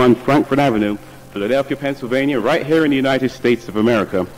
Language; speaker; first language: English; native; English